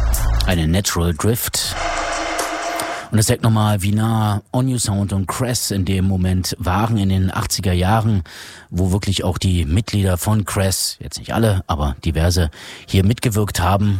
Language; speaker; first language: German; native; German